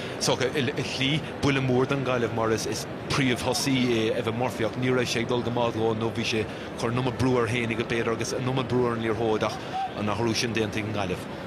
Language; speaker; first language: Irish; native; Irish